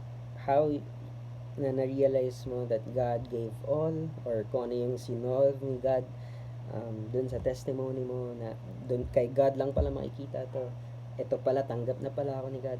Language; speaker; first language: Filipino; native; Filipino